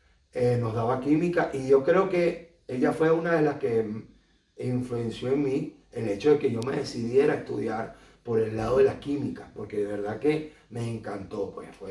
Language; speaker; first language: Spanish; native; Spanish